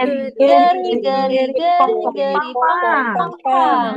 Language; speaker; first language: Korean; non-native, learner; Indonesian